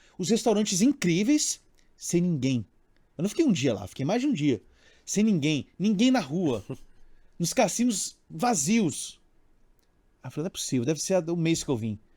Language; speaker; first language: Portuguese; native; Portuguese